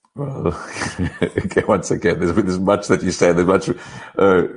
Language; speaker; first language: English; native; English